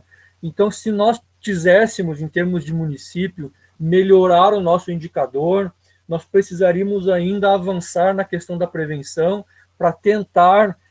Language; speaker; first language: Portuguese; native; Portuguese